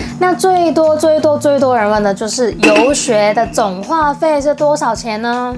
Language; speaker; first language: Chinese; non-native, local second language; Cantonese